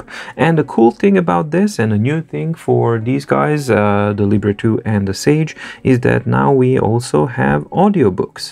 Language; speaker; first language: English; non-native, fluent; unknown